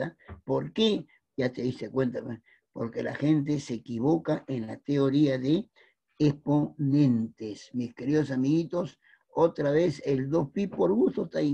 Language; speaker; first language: Spanish; native; Spanish